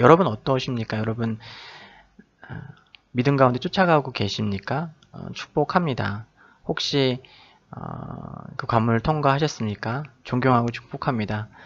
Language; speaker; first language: Korean; native; Korean